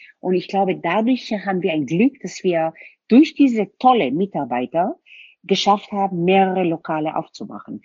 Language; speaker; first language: German; non-native, fluent; Hebrew